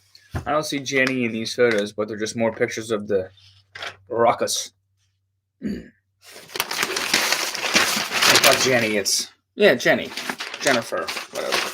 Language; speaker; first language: English; native; English